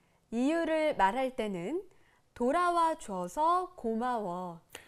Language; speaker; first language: Korean; native; Korean